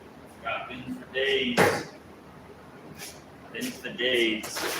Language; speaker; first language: English; native; English